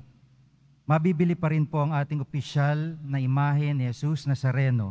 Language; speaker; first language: Filipino; native; Filipino